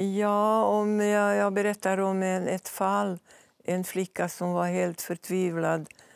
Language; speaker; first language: Swedish; non-native, fluent; Hungarian